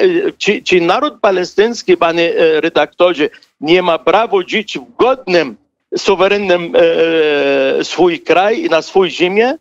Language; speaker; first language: Polish; non-native, fluent; Arabic